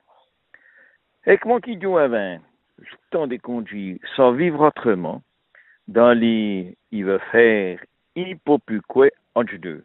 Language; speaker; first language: French; native; French